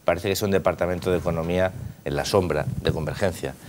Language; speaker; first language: Spanish; non-native, local second language; Catalan